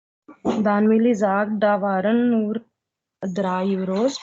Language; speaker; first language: German; non-native, learner; Marathi